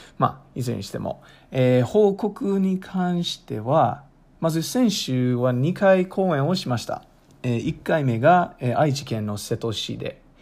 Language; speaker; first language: Japanese; non-native, fluent; English